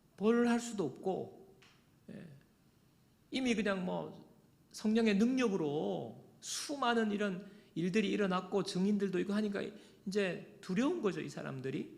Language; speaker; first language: Korean; native; Korean